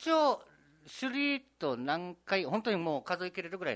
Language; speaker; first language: Japanese; native; Japanese